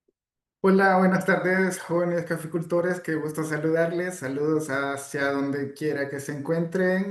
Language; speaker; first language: Spanish; native; Spanish